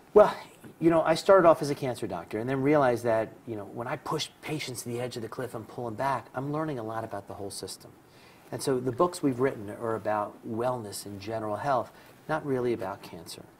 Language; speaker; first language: English; native; English